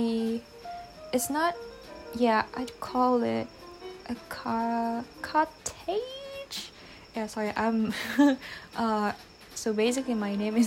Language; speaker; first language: English; non-native, fluent; French